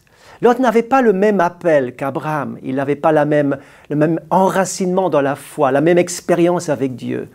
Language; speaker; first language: French; native; French